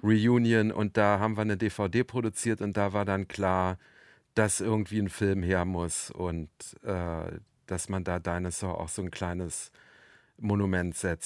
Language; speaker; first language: German; native; German